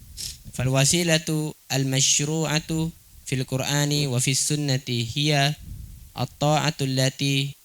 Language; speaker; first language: Arabic; non-native, fluent; Indonesian